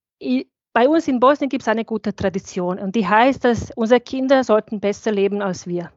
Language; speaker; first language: German; non-native, fluent; Bosnian